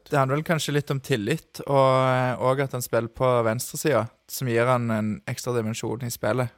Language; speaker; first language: Norwegian; native; Norwegian